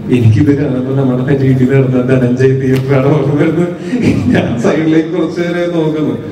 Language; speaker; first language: Malayalam; native; Malayalam